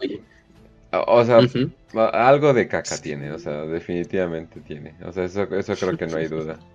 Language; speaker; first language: Spanish; native; Spanish